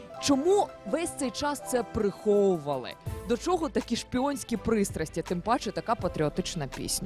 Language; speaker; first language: Ukrainian; native; Ukrainian